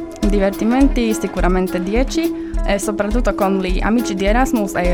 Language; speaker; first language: Italian; non-native, learner; Slovak